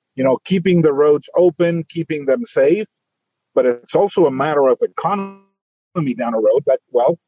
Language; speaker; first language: English; non-native, fluent; Spanish